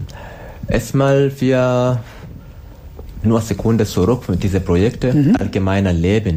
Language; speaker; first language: German; non-native, learner; Swahili